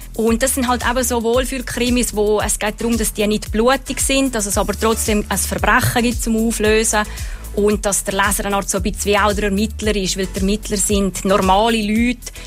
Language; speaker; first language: German; native; German